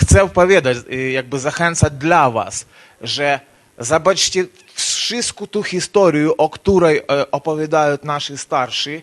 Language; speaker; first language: Polish; non-native, learner; Ukrainian